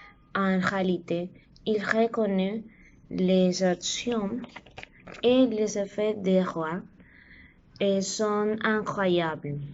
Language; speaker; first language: French; non-native, learner; Spanish